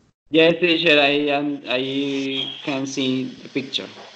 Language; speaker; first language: English; non-native, learner; Spanish